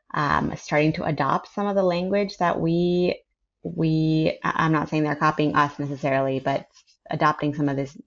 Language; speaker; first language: English; early bilingual, other home language; Spanish